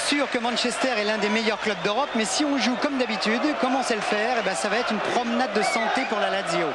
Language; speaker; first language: French; native; French